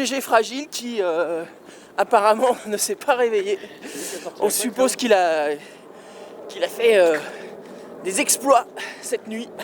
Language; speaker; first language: French; native; French